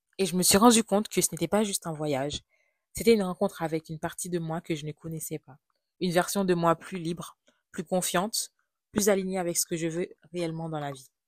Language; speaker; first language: French; non-native, local second language; Haitian Creole